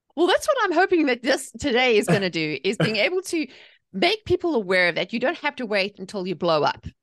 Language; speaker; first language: English; native; English